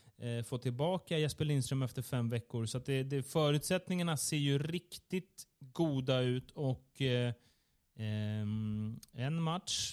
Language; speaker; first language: Swedish; native; Swedish